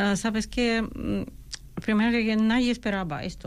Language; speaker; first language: Spanish; non-native, fluent; Ukrainian